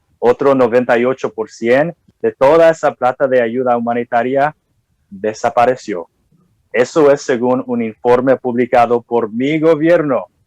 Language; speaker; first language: Spanish; non-native, fluent; English